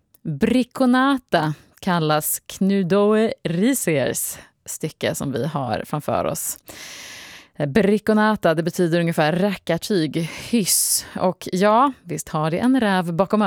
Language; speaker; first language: Swedish; native; Swedish